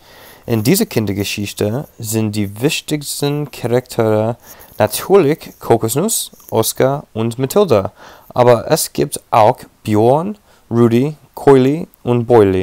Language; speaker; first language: German; non-native, learner; English